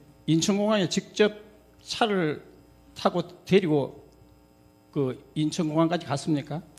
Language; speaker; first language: Korean; native; Korean